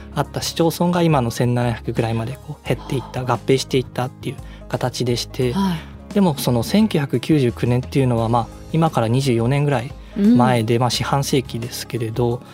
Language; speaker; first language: Japanese; native; Japanese